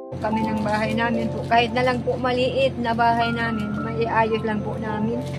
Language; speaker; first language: Filipino; non-native, local second language; Bikol